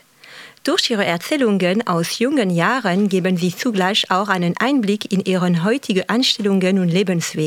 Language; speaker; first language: German; non-native, fluent; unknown